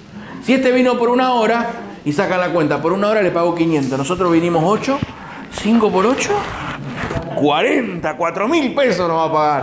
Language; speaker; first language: Spanish; native; Spanish